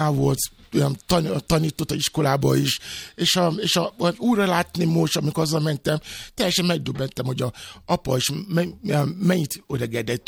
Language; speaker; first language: Hungarian; non-native, fluent; Yoruba